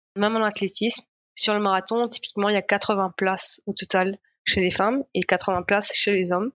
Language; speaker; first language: French; non-native, local second language; Morisyen